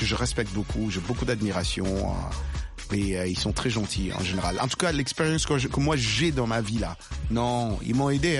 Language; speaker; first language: French; non-native, local second language; Luba-Lulua